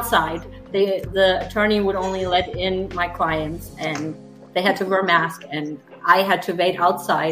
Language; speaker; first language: English; non-native, fluent; German